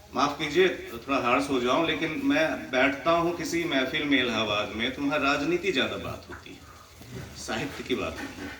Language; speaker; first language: Hindi; non-native, local second language; Maithili